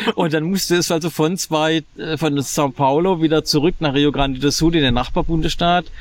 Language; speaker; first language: German; native; German